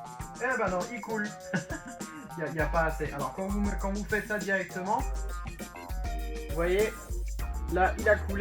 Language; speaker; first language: French; native; French